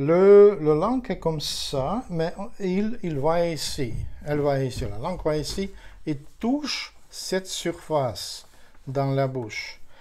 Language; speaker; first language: French; non-native, learner; Ukrainian